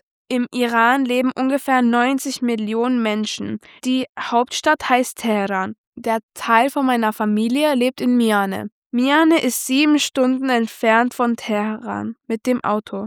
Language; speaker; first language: German; early bilingual, other home language; Persian